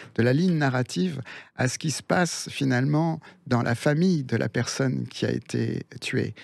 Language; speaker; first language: French; early bilingual, other home language; Spanish